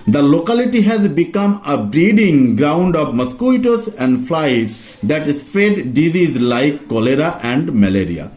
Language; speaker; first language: English; non-native, local second language; Bangla